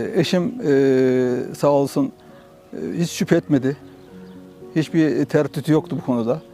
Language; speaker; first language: Turkish; native; Turkish